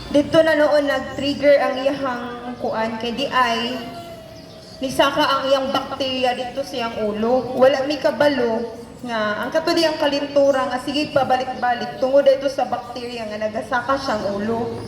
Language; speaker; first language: Cebuano; native; Cebuano